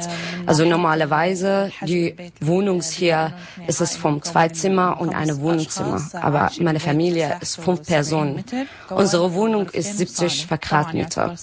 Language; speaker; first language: German; non-native, learner; Arabic